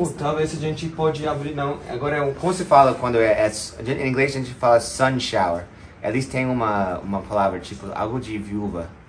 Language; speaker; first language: Portuguese; non-native, fluent; English